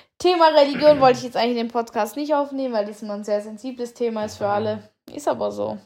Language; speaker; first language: German; native; German